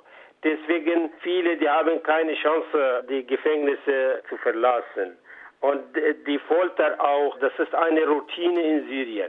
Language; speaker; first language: German; non-native, fluent; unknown